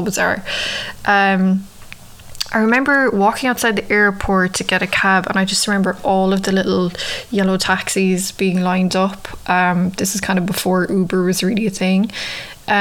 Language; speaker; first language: English; native; English